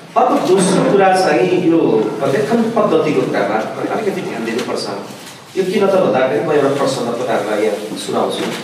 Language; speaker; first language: Nepali; non-native, local second language; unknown